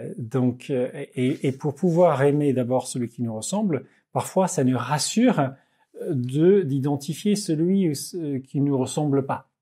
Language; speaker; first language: French; non-native, fluent; Dutch